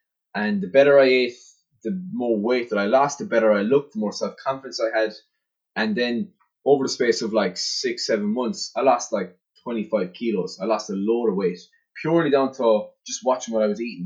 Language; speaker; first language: English; native; English